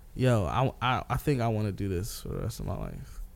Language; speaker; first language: English; native; English